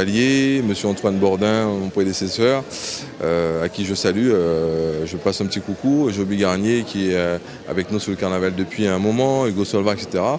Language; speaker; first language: French; native; French